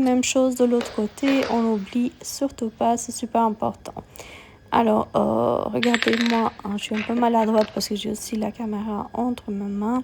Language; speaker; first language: French; non-native, fluent; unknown